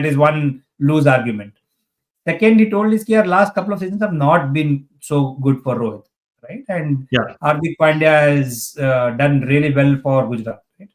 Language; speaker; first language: English; non-native, local second language; Hindi